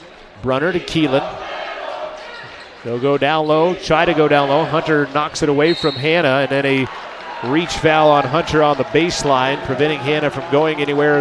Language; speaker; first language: English; native; English